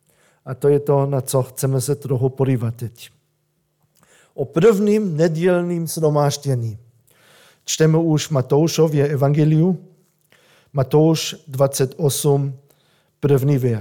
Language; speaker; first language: Czech; non-native, fluent; German